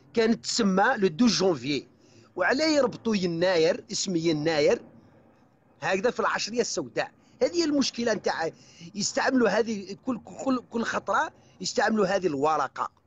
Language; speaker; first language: Arabic; non-native, local second language; Kabyle